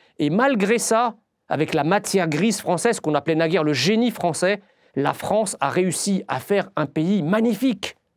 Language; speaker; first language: French; early bilingual, other home language; Arabic